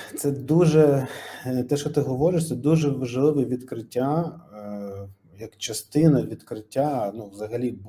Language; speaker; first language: Ukrainian; native; Ukrainian